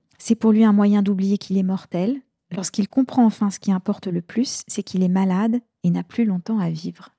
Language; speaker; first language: French; native; French